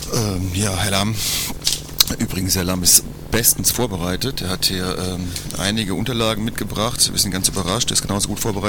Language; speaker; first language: German; native; German